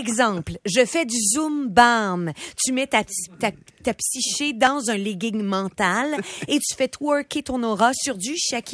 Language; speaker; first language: French; native; French